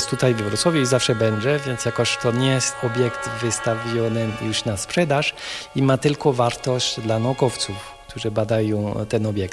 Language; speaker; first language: Polish; non-native, fluent; French